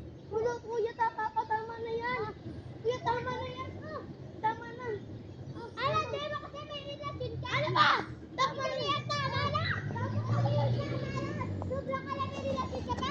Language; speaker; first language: Filipino; non-native, local second language; Cebuano